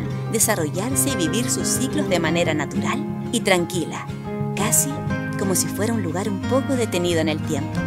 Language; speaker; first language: Spanish; native; Spanish